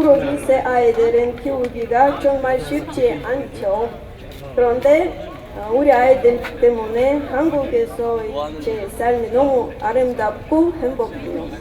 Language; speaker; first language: Korean; non-native, learner; Russian